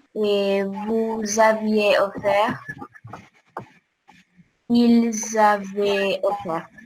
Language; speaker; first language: French; non-native, learner; Spanish